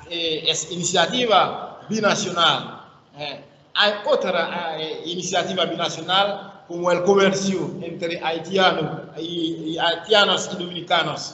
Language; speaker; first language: Spanish; non-native, learner; Haitian Creole